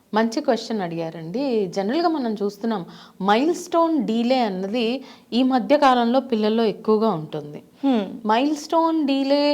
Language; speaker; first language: Telugu; native; Telugu